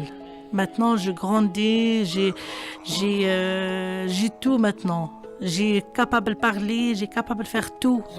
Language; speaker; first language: French; non-native, learner; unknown